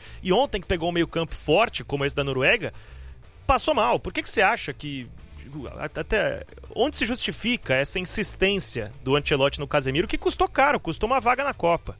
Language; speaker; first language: Portuguese; native; Portuguese